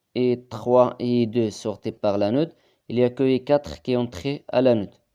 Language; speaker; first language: French; non-native, local second language; Arabic